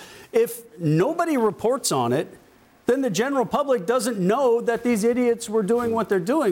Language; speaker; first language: English; native; English